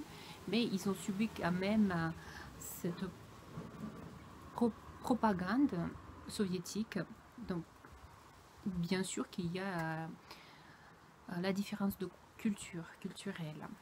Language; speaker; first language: French; non-native, fluent; Russian